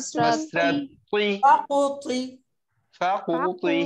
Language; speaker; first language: Arabic; non-native, learner; Bangla